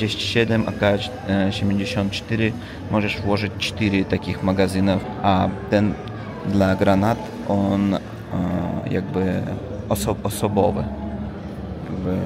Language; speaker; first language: Polish; non-native, learner; Russian